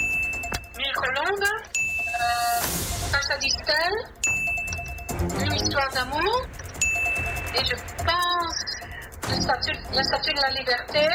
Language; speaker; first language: French; non-native, learner; Dutch